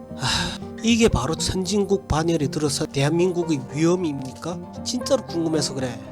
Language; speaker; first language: Korean; early bilingual, heritage; Korean